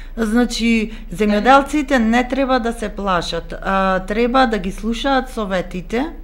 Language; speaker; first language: Macedonian; native; Macedonian